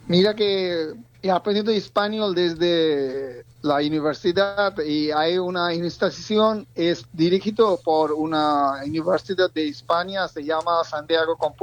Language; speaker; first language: Spanish; non-native, learner; Bangla